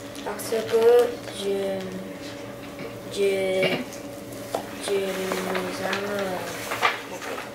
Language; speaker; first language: French; non-native, learner; Catalan